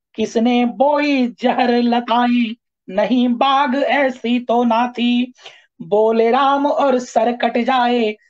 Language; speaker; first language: Hindi; native; Hindi